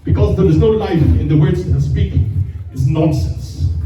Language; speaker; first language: English; non-native, fluent; Danish